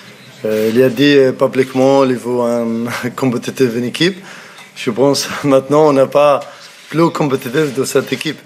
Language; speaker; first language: French; non-native, learner; Arabic